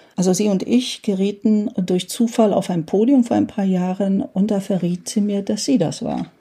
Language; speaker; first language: German; early bilingual, heritage; Hungarian